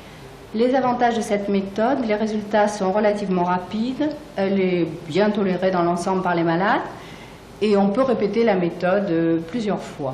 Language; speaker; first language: French; native; French